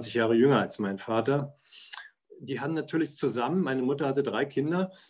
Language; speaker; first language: German; native; German